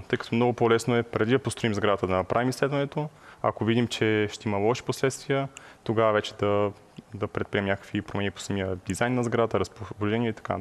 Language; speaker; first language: Bulgarian; native; Bulgarian